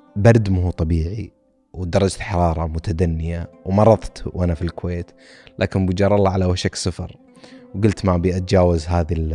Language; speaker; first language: Arabic; native; Arabic